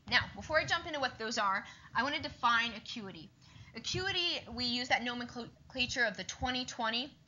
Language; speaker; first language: English; native; English